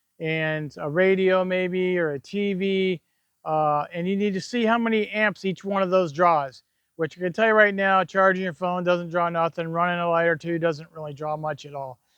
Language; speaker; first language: English; native; English